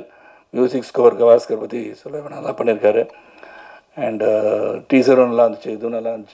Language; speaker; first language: Tamil; native; Tamil